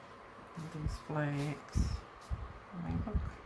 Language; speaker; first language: English; native; English